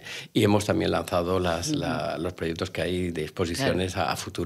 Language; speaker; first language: Spanish; native; Spanish